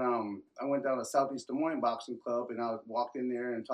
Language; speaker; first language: English; native; English